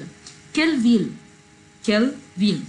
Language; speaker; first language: French; non-native, fluent; Arabic